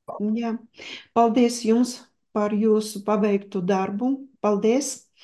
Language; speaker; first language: Latvian; non-native, local second language; Russian